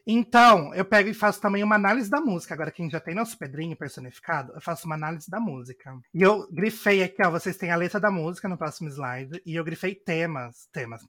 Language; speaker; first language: Portuguese; native; Portuguese